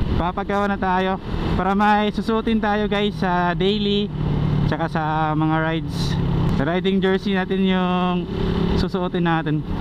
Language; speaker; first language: Filipino; non-native, local second language; Cebuano